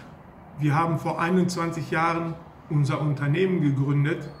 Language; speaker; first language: German; early bilingual, other home language; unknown